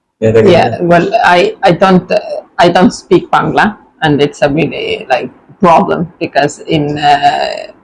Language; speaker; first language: English; non-native, fluent; Estonian